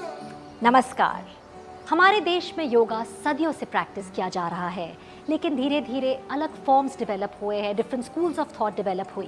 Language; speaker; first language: Hindi; native; Hindi